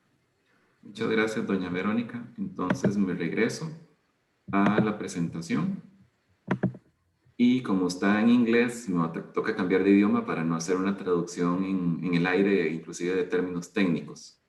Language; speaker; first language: Spanish; native; Spanish